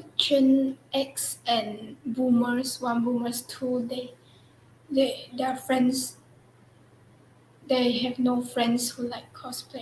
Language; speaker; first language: English; non-native, local second language; Chinese